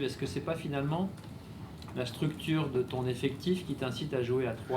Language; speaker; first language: French; native; French